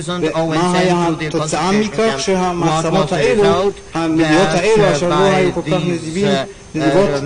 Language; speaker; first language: Hebrew; non-native, fluent; German